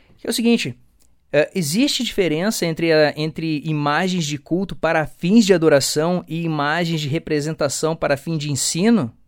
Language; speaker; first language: Portuguese; native; Portuguese